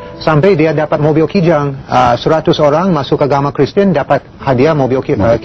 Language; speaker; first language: Indonesian; non-native, learner; English